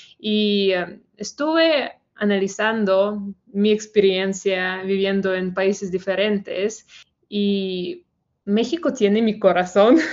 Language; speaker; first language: Spanish; non-native, fluent; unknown